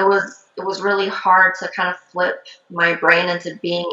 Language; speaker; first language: English; early bilingual, other home language; Korean